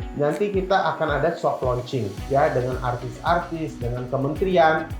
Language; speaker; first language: Indonesian; non-native, fluent; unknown